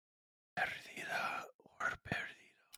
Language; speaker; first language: Spanish; non-native, learner; English